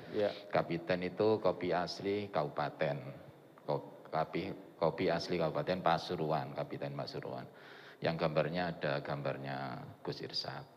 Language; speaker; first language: Indonesian; native; Indonesian